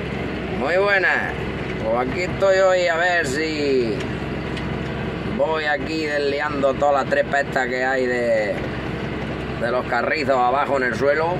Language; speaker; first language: Spanish; native; Spanish